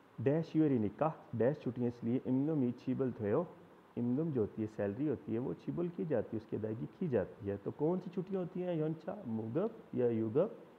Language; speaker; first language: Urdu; non-native, local second language; Punjabi